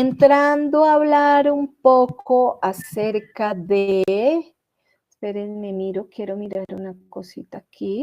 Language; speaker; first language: Spanish; native; Spanish